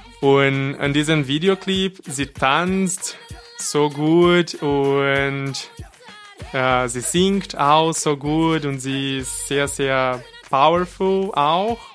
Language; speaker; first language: German; non-native, fluent; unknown